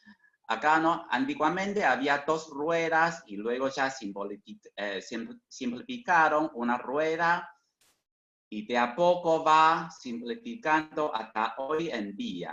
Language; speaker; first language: Spanish; non-native, fluent; Chinese